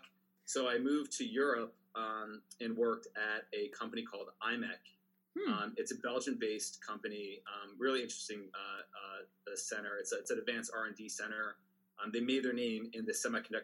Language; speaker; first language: English; native; English